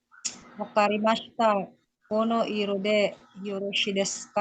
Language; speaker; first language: Japanese; non-native, learner; Filipino